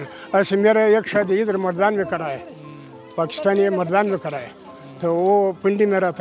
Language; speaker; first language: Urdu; non-native, learner; Pashto